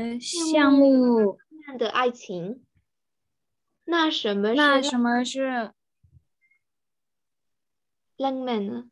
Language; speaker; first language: Chinese; non-native, learner; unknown